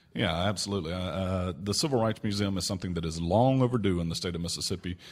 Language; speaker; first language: English; native; English